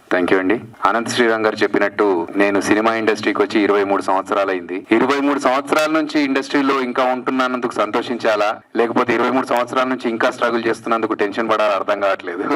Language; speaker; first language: Telugu; native; Telugu